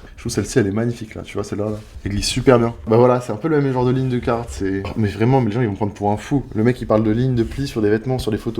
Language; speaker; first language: French; native; French